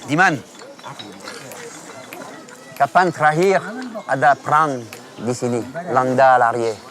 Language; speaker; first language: Indonesian; non-native, learner; French